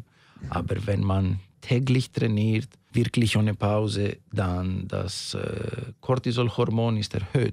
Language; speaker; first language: German; non-native, fluent; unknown